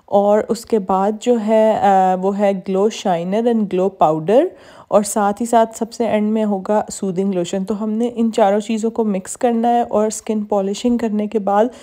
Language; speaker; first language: Urdu; native; Urdu